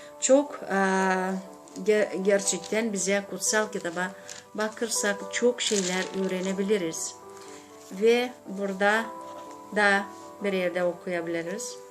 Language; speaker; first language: Turkish; non-native, learner; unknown